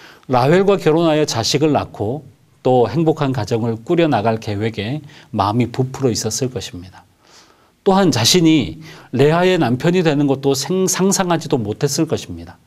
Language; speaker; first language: Korean; native; Korean